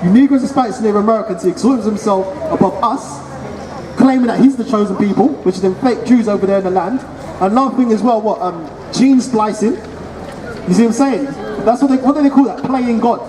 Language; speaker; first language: English; native; English